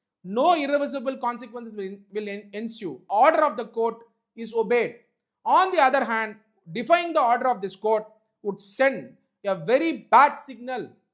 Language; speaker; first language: English; non-native, local second language; Tamil